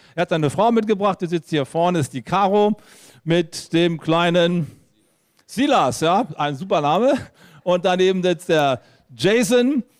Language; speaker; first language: German; native; German